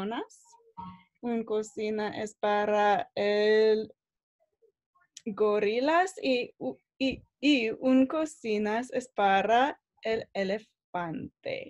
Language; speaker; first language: Spanish; non-native, learner; English